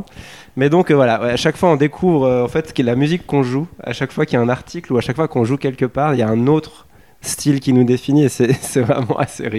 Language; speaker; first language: French; native; French